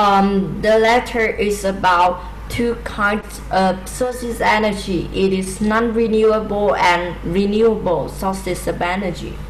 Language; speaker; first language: English; non-native, learner; Vietnamese